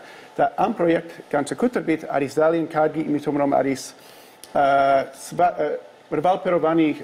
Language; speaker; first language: Georgian; non-native, learner; English